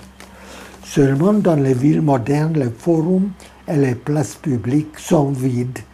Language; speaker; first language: French; non-native, fluent; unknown